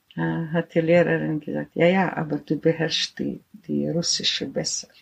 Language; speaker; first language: German; early bilingual, heritage; German